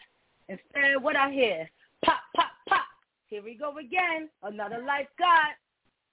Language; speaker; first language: English; early bilingual, other home language; Spanish